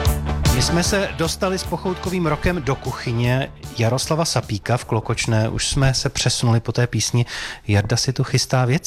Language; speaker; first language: Czech; native; Czech